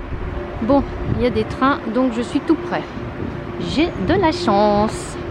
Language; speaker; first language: French; native; French